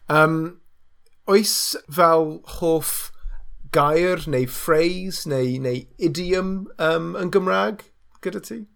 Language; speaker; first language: Welsh; non-native, local second language; English